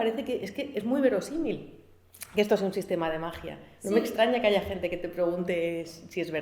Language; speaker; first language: Spanish; native; Spanish